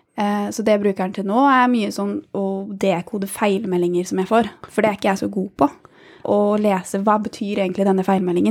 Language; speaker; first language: Norwegian; native; Norwegian